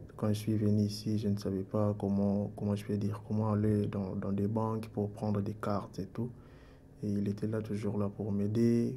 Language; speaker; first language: French; non-native, local second language; Lingala